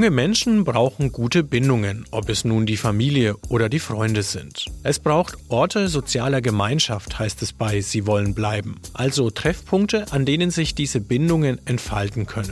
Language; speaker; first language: German; native; German